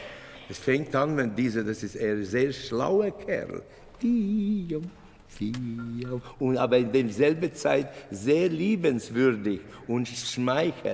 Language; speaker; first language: German; non-native, learner; Latvian